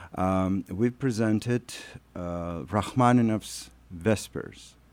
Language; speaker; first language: English; non-native, fluent; Russian